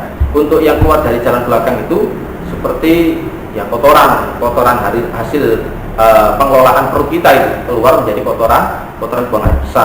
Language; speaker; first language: Indonesian; non-native, local second language; Javanese